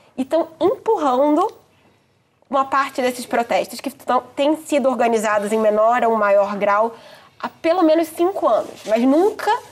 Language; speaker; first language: Portuguese; native; Portuguese